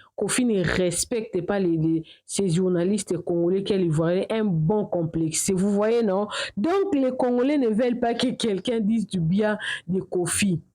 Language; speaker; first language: French; non-native, local second language; Lingala